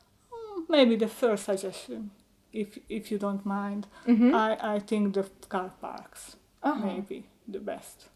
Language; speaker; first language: English; non-native, learner; Hungarian